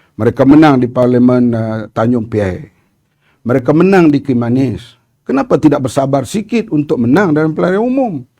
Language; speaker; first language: Malay; native; Malay